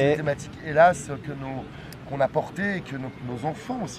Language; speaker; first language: French; native; French